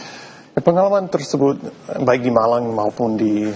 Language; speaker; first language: Indonesian; non-native, fluent; English